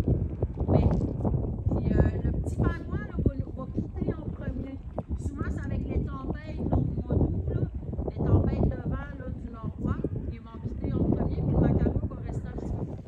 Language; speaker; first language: French; native; French